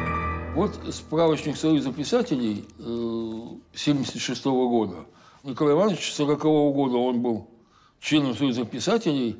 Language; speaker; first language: Russian; native; Russian